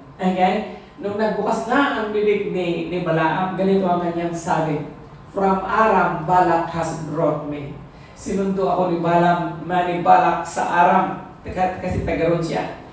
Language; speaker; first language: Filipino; native; Filipino